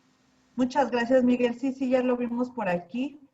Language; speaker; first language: Spanish; native; Spanish